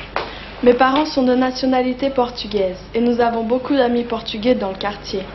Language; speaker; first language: French; early bilingual, other home language; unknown